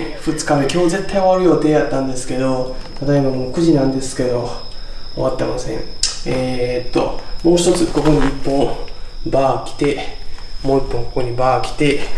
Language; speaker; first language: Japanese; native; Japanese